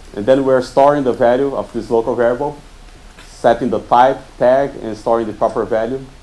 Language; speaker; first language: English; non-native, fluent; Portuguese